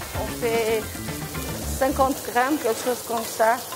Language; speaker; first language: French; non-native, fluent; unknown